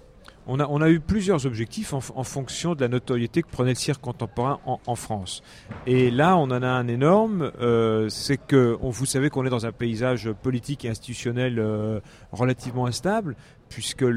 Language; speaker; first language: French; native; French